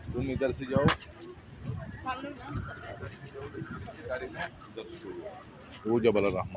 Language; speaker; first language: Hindi; non-native, learner; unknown